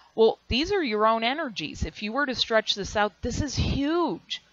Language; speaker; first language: English; native; English